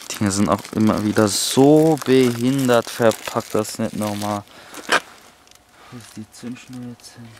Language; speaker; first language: German; native; German